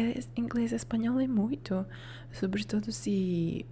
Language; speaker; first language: Portuguese; non-native, learner; Italian